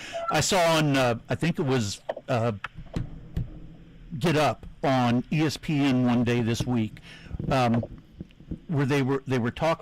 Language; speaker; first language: English; native; English